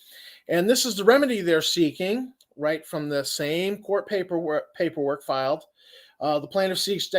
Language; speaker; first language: English; native; English